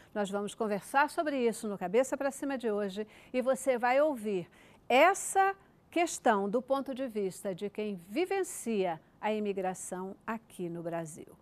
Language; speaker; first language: Portuguese; native; Portuguese